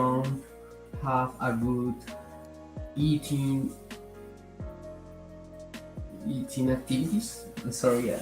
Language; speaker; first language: English; non-native, learner; Spanish